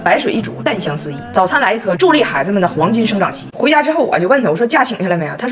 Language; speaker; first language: Chinese; native; Chinese